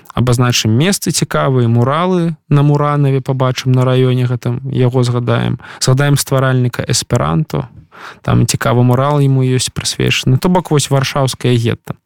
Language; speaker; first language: Belarusian; non-native, local second language; Russian